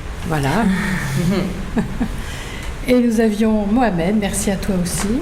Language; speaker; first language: French; native; French